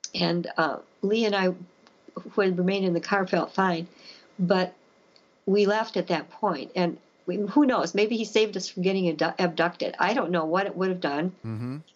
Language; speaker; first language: English; native; English